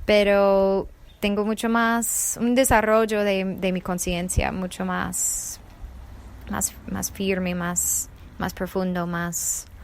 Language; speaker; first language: Spanish; non-native, fluent; English